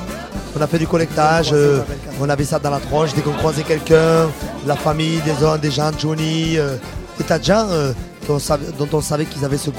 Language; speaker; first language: French; native; French